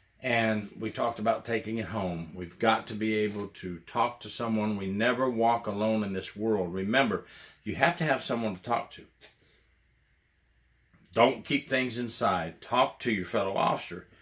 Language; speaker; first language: English; native; English